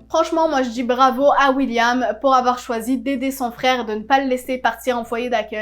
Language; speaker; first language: French; native; French